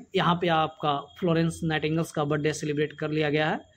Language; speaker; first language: Hindi; native; Hindi